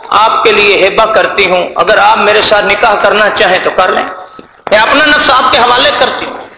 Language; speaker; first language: Urdu; non-native, local second language; Punjabi